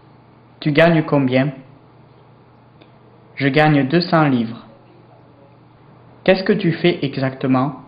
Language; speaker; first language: French; non-native, learner; English